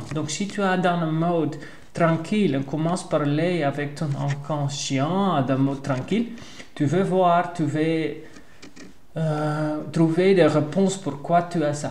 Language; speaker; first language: French; non-native, learner; Dutch